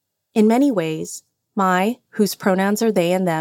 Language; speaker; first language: English; native; English